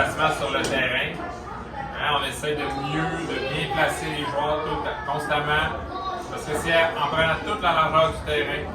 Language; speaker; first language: French; native; French